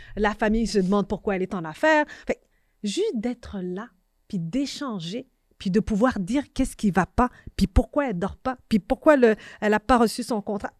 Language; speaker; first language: French; native; French